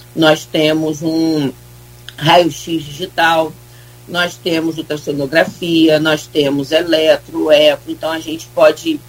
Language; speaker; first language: Portuguese; native; Portuguese